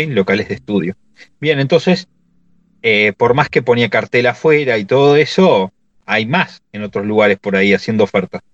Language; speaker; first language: Spanish; native; Spanish